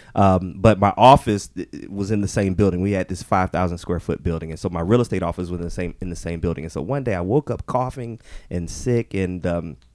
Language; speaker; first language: English; native; English